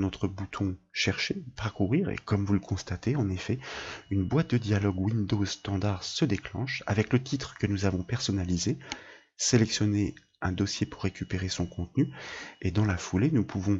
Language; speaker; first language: French; native; French